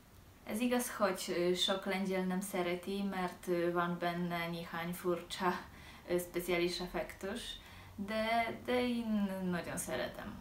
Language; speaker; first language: Hungarian; non-native, learner; Polish